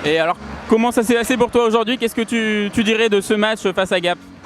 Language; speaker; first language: French; native; French